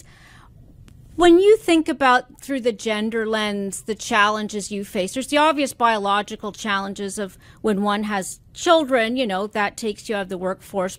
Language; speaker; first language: English; native; English